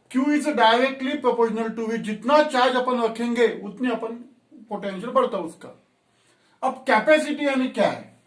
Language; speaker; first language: Hindi; non-native, local second language; Marathi